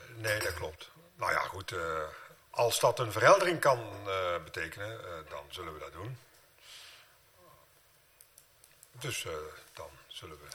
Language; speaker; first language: Dutch; native; Dutch